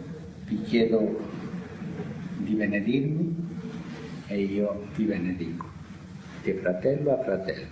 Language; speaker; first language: Italian; early bilingual, heritage; Italian